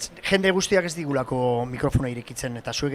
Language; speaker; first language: Basque; native; Basque